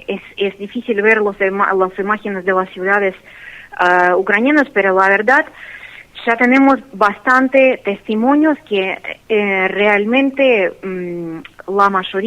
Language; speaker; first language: Spanish; non-native, fluent; Russian